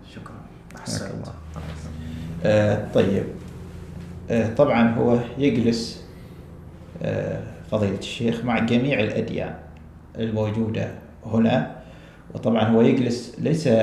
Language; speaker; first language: Arabic; native; Arabic